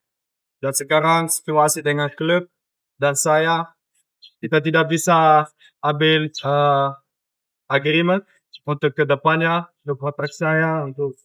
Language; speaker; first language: Indonesian; non-native, learner; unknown